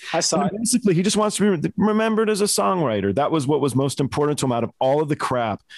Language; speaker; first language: English; native; English